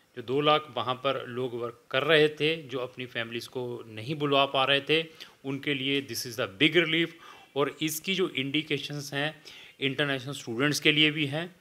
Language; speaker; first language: Hindi; native; Hindi